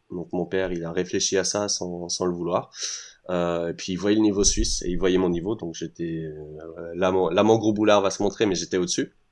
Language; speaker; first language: French; early bilingual, heritage; French